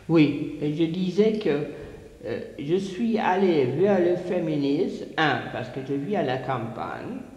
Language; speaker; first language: French; non-native, fluent; English